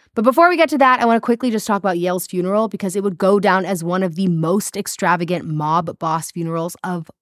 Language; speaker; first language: English; native; English